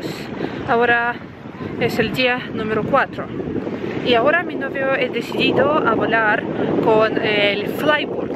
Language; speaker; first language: Spanish; non-native, learner; Russian